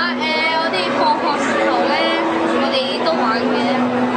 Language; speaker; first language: Cantonese; non-native, learner; Urdu